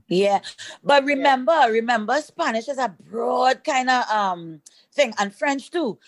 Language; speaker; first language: English; native; English